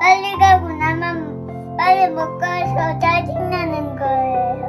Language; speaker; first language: Korean; native; Korean